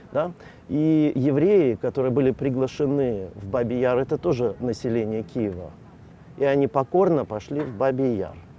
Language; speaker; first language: Russian; native; Russian